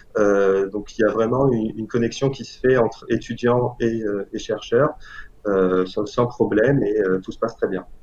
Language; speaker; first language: French; non-native, local second language; Arabic